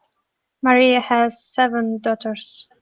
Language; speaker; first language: English; non-native, learner; Russian